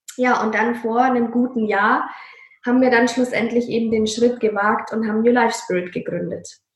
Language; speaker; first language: German; native; German